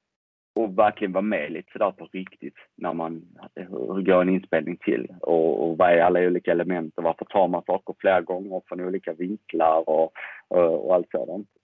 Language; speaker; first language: Swedish; native; Swedish